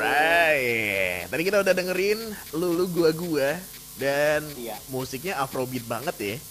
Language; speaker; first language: Indonesian; native; Indonesian